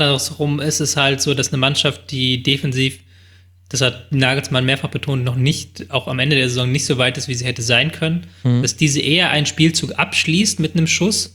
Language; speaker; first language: German; native; German